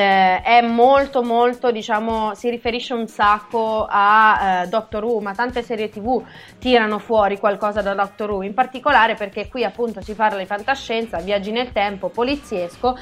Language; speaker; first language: Italian; native; Italian